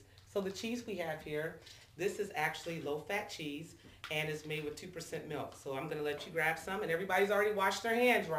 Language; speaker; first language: English; native; English